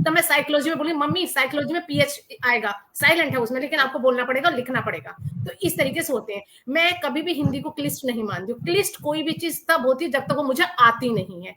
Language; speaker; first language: Hindi; native; Hindi